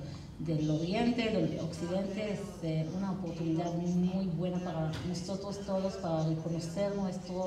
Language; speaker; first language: Spanish; non-native, fluent; Hebrew